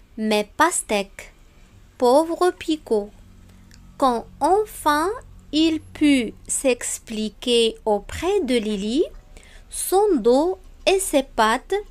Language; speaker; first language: French; non-native, local second language; Arabic